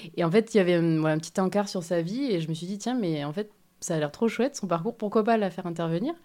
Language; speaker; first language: French; native; French